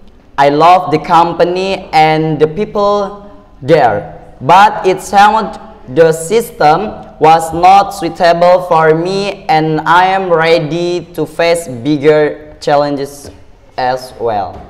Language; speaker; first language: English; non-native, learner; Indonesian